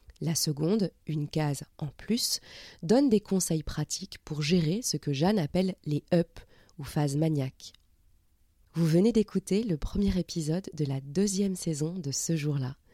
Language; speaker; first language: French; native; French